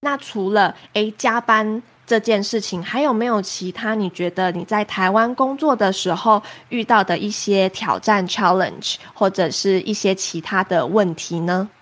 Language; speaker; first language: Chinese; native; Chinese